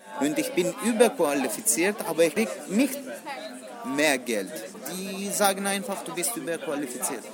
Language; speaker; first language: German; non-native, learner; Greek